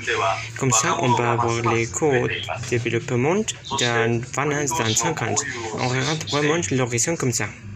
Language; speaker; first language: French; non-native, learner; Japanese